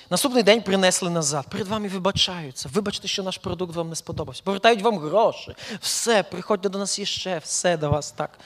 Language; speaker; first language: Ukrainian; early bilingual, heritage; Ukrainian